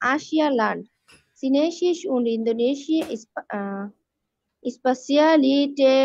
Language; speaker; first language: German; non-native, learner; Bangla